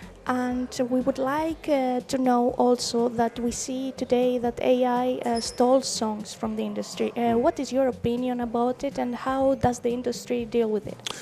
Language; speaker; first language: English; non-native, fluent; Greek